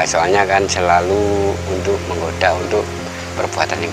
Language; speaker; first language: Indonesian; native; Indonesian